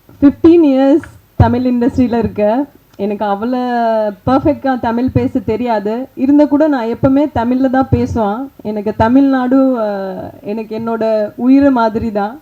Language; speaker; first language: Tamil; non-native, learner; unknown